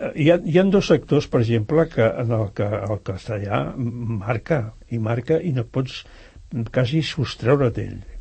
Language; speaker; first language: Catalan; native; Catalan